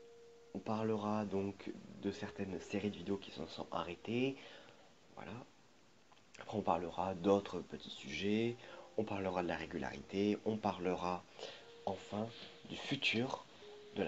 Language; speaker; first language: French; native; French